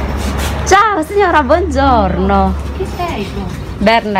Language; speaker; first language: Italian; non-native, learner; Filipino